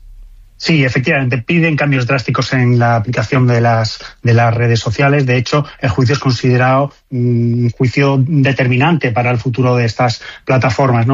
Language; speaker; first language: Spanish; native; Spanish